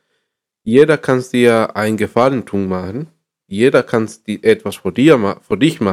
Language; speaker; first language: German; non-native, learner; Spanish